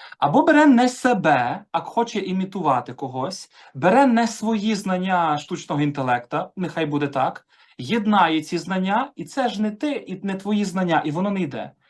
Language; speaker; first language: Ukrainian; native; Ukrainian